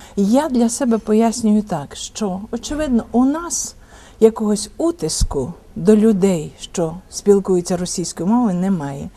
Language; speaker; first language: Ukrainian; native; Ukrainian